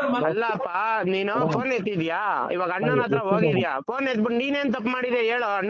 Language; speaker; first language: Kannada; native; Kannada